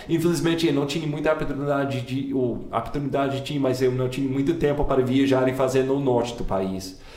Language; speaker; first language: Portuguese; non-native, fluent; English